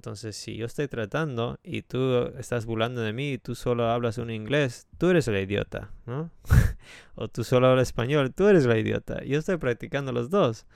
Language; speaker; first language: Spanish; non-native, fluent; English